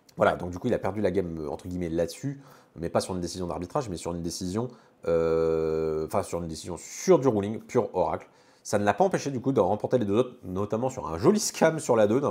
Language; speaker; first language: French; native; French